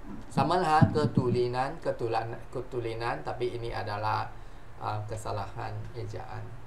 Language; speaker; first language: Malay; non-native, local second language; Chinese